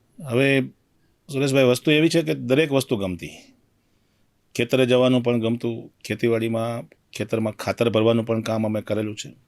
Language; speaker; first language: Gujarati; native; Gujarati